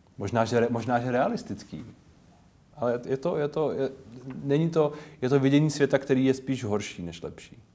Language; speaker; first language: Czech; native; Czech